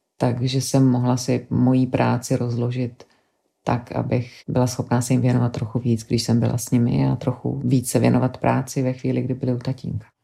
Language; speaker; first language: Czech; native; Czech